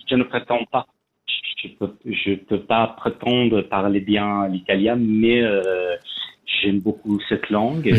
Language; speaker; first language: French; non-native, learner; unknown